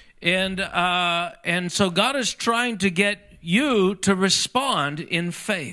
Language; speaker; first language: English; native; English